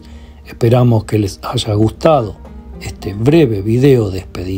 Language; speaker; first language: Spanish; native; Spanish